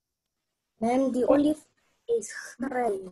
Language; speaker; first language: Afrikaans; non-native, local second language; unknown